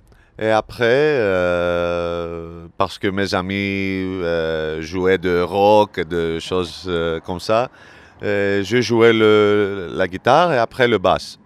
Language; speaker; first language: French; non-native, learner; Greek